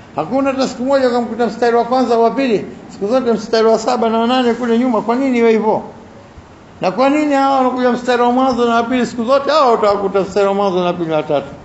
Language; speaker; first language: Swahili; native; Swahili